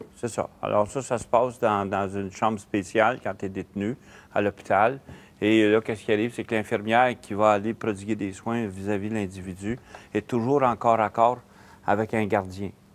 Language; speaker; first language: French; native; French